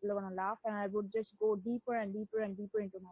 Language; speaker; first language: English; non-native, local second language; Bangla